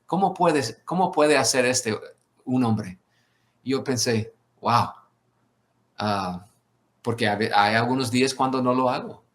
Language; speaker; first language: Spanish; non-native, fluent; English